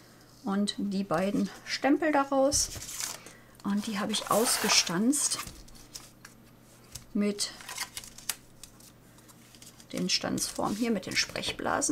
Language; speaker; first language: German; native; German